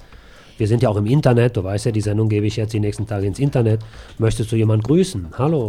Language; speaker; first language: German; native; German